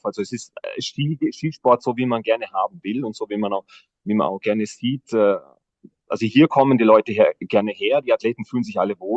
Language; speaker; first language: German; native; German